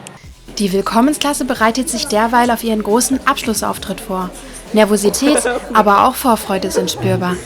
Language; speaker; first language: German; native; German